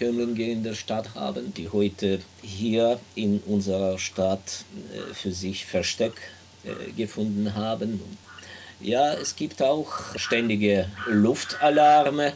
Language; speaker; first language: German; non-native, fluent; Ukrainian